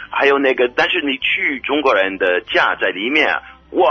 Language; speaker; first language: Chinese; non-native, fluent; English